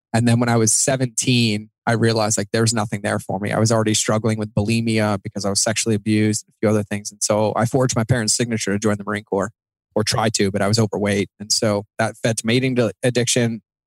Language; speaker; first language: English; native; English